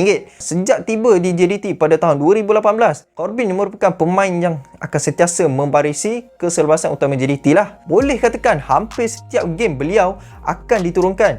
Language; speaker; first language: Malay; native; Malay